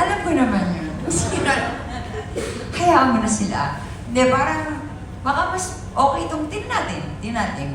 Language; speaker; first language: Filipino; native; Filipino